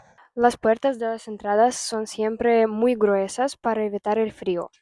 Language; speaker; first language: Spanish; non-native, fluent; Russian